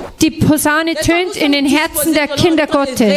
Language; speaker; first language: German; non-native, fluent; French